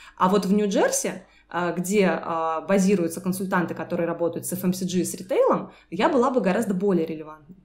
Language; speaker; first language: Russian; native; Russian